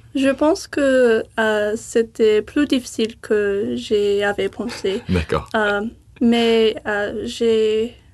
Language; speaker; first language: French; non-native, fluent; English